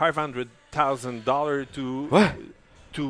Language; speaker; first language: English; non-native, fluent; French